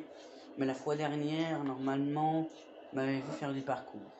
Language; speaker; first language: French; native; French